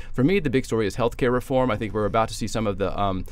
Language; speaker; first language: English; native; English